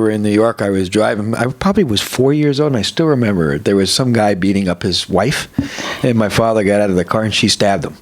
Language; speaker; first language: English; native; English